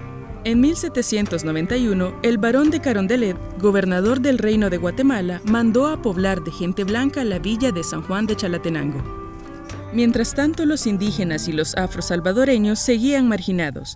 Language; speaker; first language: Spanish; native; Spanish